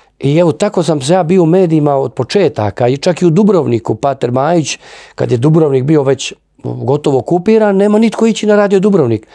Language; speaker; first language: Croatian; native; Croatian